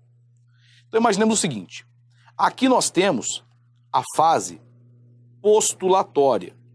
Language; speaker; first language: Portuguese; native; Portuguese